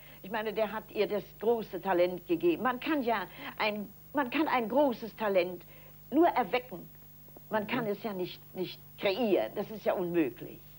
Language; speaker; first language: German; native; German